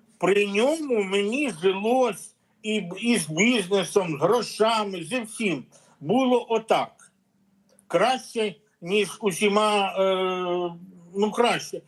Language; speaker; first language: Ukrainian; native; Ukrainian